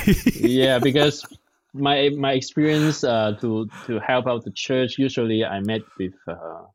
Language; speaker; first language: English; non-native, local second language; Cantonese